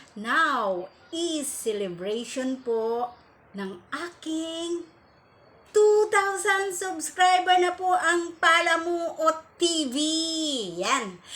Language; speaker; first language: Filipino; non-native, local second language; Cebuano